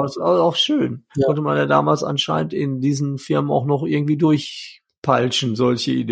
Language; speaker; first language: German; native; German